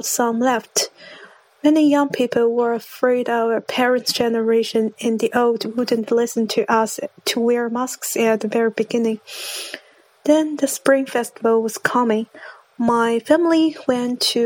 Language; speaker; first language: English; non-native, fluent; Chinese